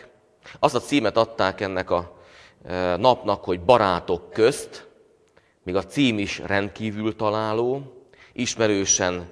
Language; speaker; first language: Hungarian; native; Hungarian